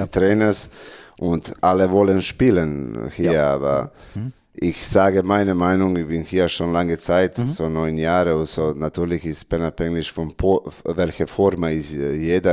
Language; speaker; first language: German; non-native, learner; Serbian